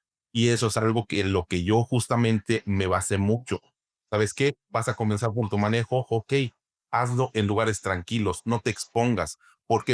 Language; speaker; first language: Spanish; native; Spanish